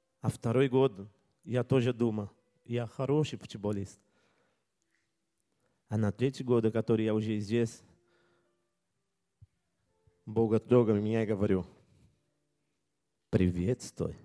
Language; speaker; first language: Russian; non-native, learner; Portuguese